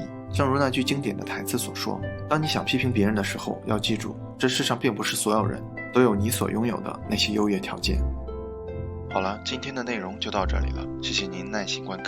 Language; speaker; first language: Chinese; native; Chinese